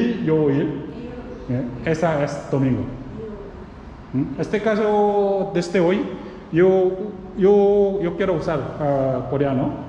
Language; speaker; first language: Spanish; non-native, learner; Korean